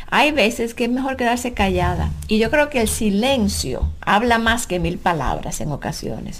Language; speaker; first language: Spanish; native; Spanish